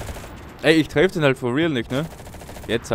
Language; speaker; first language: German; native; German